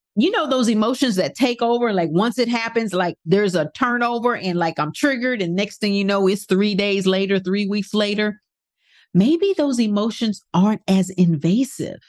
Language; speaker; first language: English; native; English